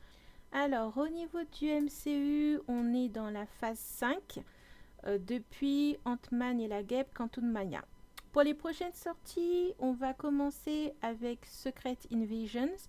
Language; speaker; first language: French; native; French